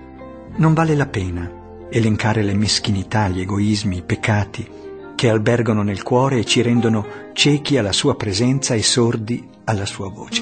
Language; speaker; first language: Italian; native; Italian